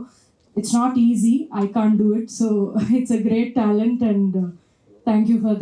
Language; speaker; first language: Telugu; non-native, fluent; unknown